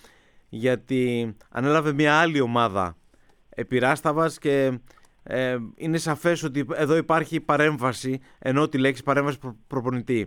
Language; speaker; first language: Greek; native; Greek